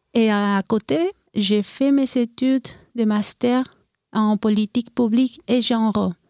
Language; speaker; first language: French; non-native, fluent; Spanish